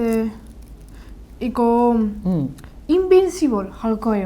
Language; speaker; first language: Korean; non-native, learner; Spanish